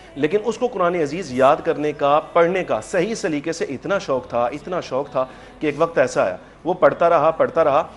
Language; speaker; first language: Urdu; native; Urdu